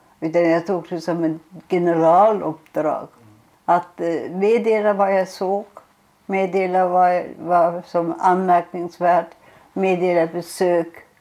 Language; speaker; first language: Swedish; non-native, fluent; German